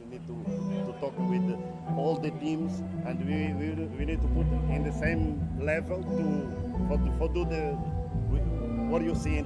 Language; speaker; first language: English; non-native, learner; Portuguese